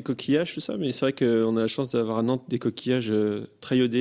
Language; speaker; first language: French; native; French